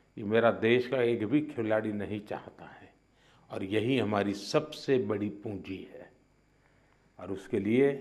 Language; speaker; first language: Hindi; non-native, local second language; Gujarati